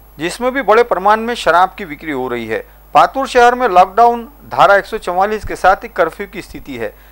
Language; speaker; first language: Hindi; non-native, local second language; Marathi